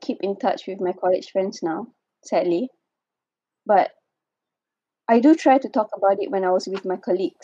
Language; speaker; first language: English; non-native, local second language; Malay